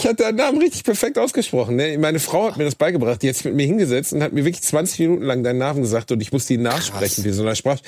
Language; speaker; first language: German; native; German